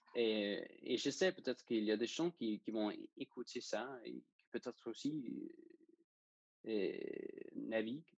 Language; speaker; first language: French; non-native, fluent; Danish